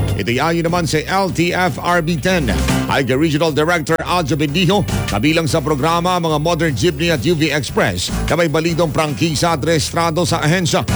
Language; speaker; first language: Filipino; non-native, local second language; Cebuano